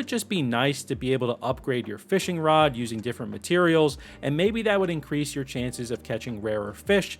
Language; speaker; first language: English; native; English